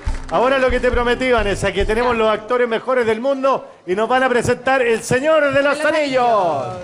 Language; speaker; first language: Spanish; native; Spanish